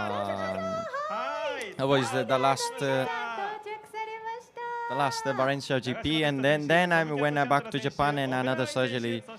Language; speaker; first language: English; non-native, fluent; Japanese